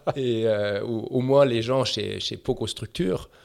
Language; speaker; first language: French; non-native, fluent; German